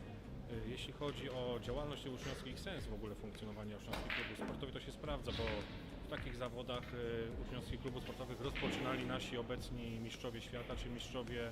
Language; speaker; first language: Polish; native; Polish